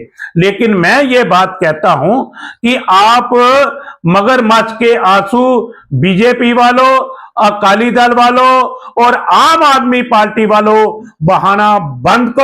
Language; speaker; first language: Hindi; non-native, local second language; Punjabi